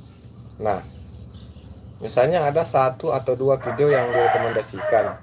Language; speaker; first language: Indonesian; native; Indonesian